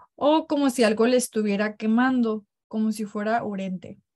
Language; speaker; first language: Spanish; early bilingual, heritage; Spanish